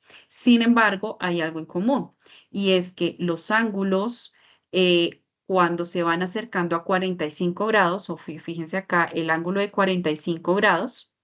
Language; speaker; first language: Spanish; native; Spanish